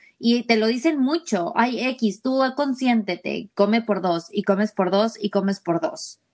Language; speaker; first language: Spanish; native; Spanish